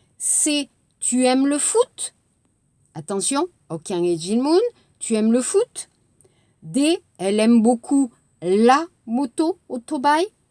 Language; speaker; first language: French; native; French